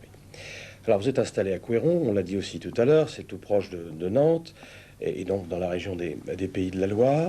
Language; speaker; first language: French; native; French